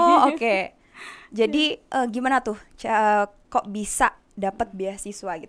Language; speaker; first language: Indonesian; native; Indonesian